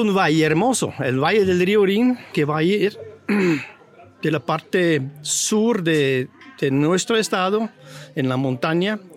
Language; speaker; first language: Spanish; non-native, fluent; Swiss German